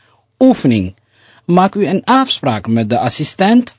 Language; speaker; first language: Dutch; non-native, fluent; Somali